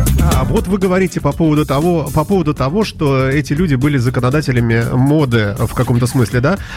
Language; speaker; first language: Russian; native; Russian